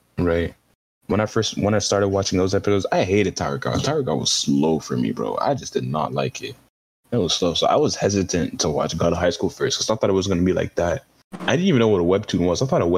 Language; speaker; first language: English; non-native, fluent; French